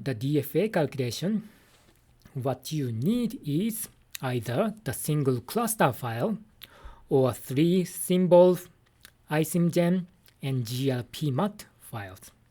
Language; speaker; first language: English; non-native, fluent; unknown